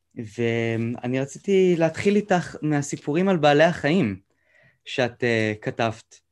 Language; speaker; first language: Hebrew; native; Hebrew